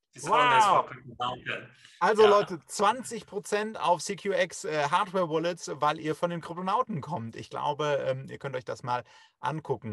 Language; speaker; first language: German; native; German